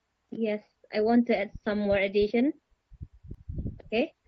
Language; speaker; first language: English; non-native, learner; Indonesian